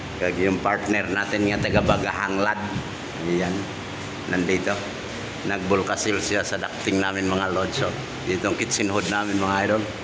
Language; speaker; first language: Filipino; non-native, local second language; Hiligaynon